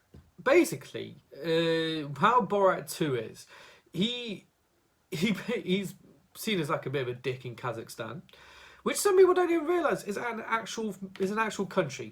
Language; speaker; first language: English; native; English